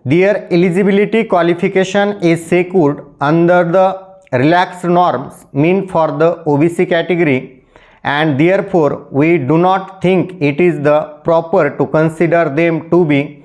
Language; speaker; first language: English; non-native, local second language; Marathi